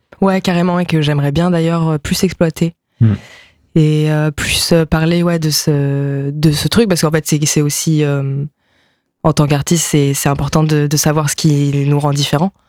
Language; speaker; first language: French; early bilingual, other home language; Japanese